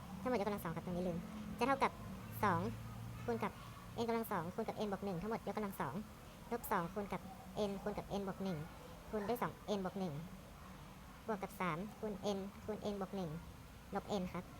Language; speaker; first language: Thai; native; Thai